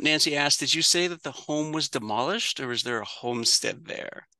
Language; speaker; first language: English; native; English